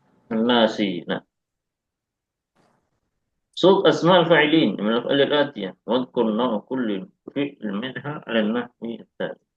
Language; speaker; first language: Arabic; non-native, fluent; Indonesian